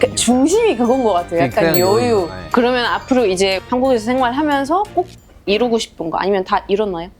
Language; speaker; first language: Korean; non-native, fluent; Arabic